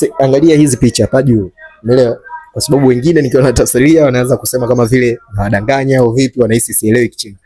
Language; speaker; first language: Swahili; native; Swahili